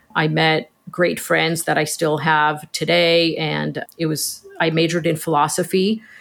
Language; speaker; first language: English; early bilingual, other home language; Hebrew